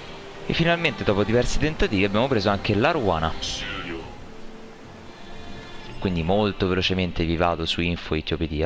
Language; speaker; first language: Italian; native; Italian